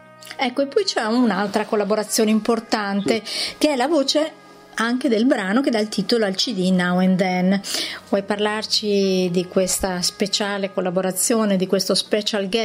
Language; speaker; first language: Italian; native; Italian